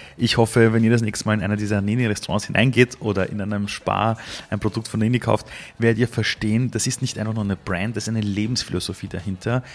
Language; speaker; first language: German; early bilingual, other home language; Persian